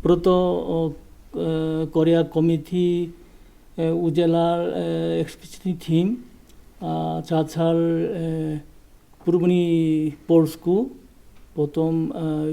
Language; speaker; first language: Czech; non-native, learner; Korean